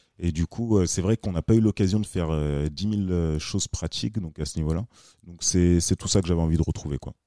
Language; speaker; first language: French; native; French